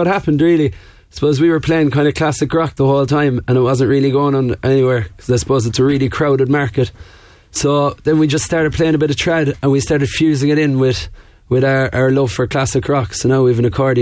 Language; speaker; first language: English; native; English